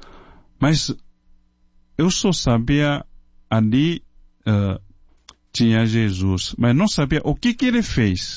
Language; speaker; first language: Portuguese; non-native, fluent; Chinese